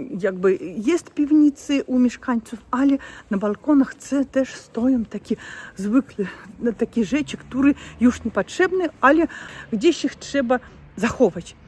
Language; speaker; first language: Polish; non-native, learner; Russian